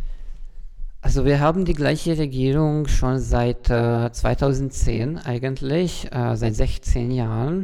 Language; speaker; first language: German; non-native, fluent; Hungarian